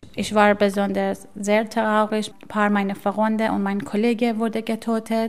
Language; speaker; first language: German; non-native, learner; Persian